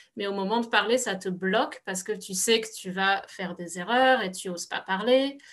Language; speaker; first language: French; native; French